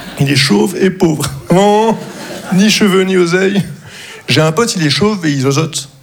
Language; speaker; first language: French; non-native, local second language; Arabic